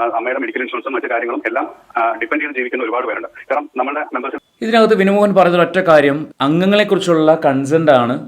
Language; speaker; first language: Malayalam; native; Malayalam